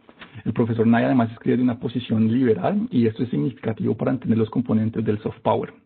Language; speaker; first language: Spanish; native; Spanish